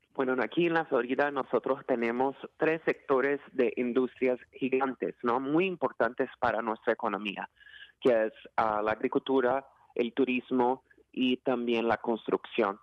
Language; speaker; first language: Spanish; non-native, fluent; Portuguese